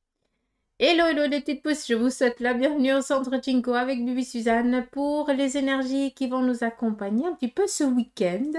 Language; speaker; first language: French; native; French